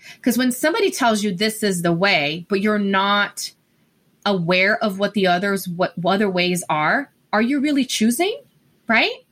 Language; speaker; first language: English; non-native, fluent; Portuguese